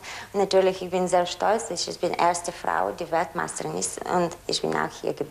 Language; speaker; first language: German; non-native, learner; Bulgarian